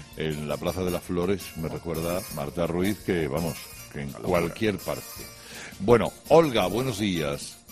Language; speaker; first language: Spanish; native; Spanish